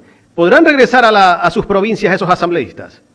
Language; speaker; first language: Spanish; native; Spanish